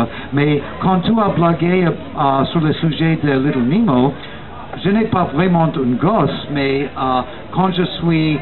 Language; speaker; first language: French; non-native, learner; English